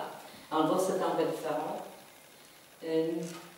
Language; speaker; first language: French; non-native, fluent; Polish